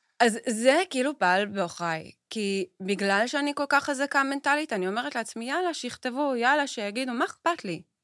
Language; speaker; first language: Hebrew; native; Hebrew